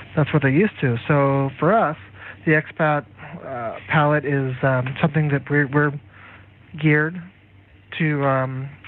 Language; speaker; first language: English; native; English